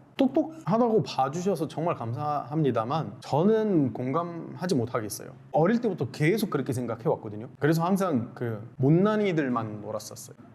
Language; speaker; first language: Korean; non-native, fluent; Arabic